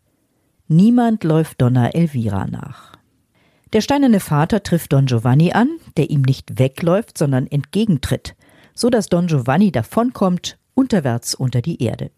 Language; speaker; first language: German; native; German